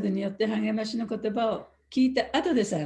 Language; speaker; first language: Japanese; native; Japanese